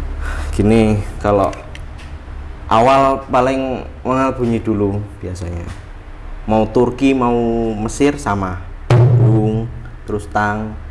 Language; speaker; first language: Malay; non-native, local second language; Javanese